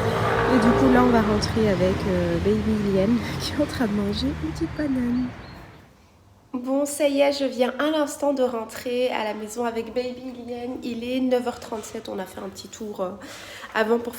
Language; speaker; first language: French; native; French